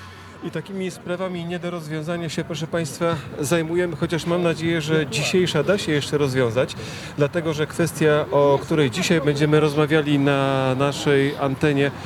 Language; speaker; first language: Polish; native; Polish